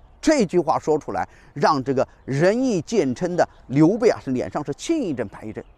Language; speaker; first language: Chinese; native; Chinese